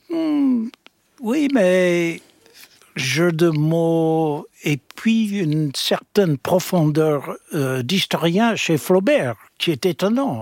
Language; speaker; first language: French; non-native, fluent; English